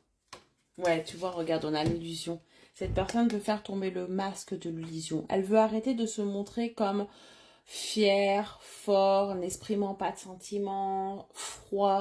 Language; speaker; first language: French; native; French